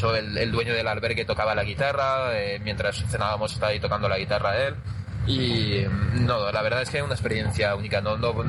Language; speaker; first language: Spanish; non-native, fluent; French